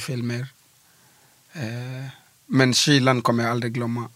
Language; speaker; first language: Swedish; early bilingual, other home language; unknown